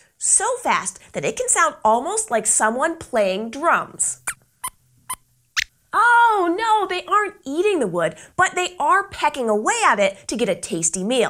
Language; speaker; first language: English; native; English